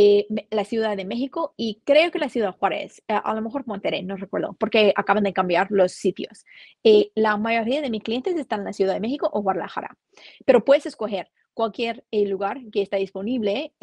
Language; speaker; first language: Spanish; non-native, fluent; English